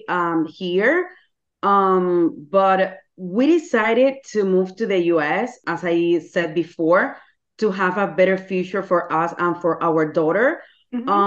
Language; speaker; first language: English; non-native, fluent; Spanish